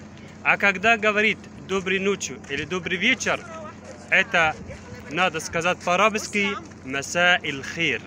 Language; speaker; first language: Russian; non-native, fluent; Arabic